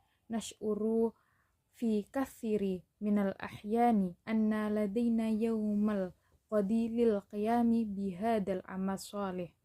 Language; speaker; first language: Arabic; non-native, learner; Indonesian